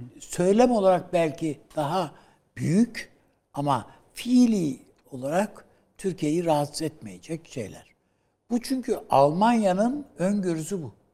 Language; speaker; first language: Turkish; native; Turkish